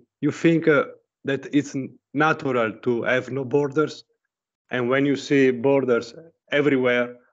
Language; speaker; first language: English; non-native, learner; Italian